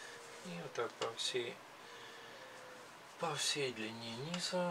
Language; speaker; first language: Russian; native; Russian